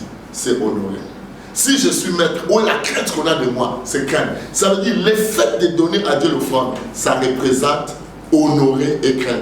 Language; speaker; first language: French; non-native, local second language; Lingala